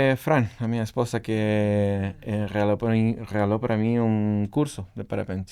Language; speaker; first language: Portuguese; non-native, fluent; Spanish